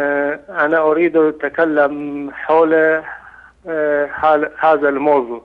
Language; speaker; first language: Arabic; non-native, learner; Baluchi